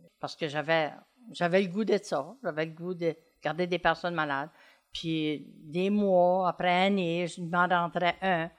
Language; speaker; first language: French; native; French